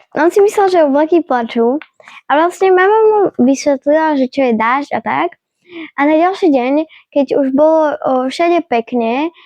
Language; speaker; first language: Slovak; early bilingual, other home language; Ukrainian